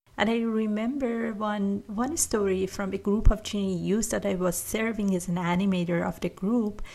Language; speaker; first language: English; non-native, fluent; Persian